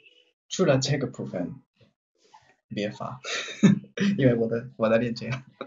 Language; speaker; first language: Chinese; non-native, learner; Japanese